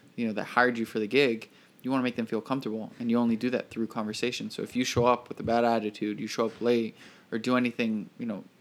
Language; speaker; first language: English; native; English